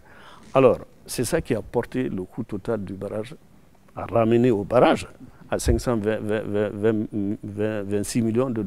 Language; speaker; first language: French; non-native, local second language; Susu